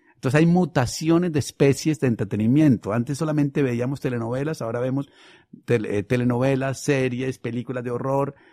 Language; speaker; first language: Spanish; native; Spanish